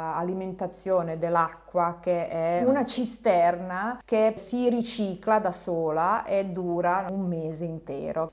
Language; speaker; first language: Italian; non-native, fluent; Serbian